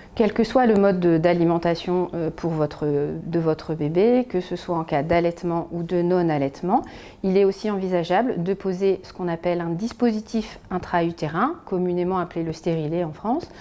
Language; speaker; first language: French; native; French